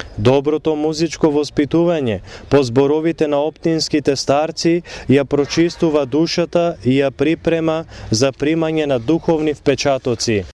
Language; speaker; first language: Macedonian; native; Macedonian